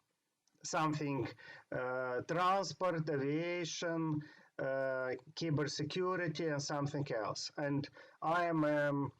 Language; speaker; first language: English; non-native, learner; Ukrainian